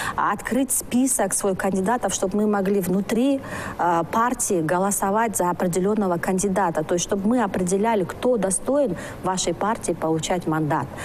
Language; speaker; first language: Russian; non-native, local second language; Kyrgyz